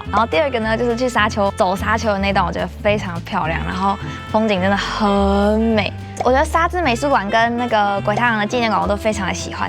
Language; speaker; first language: Chinese; native; Chinese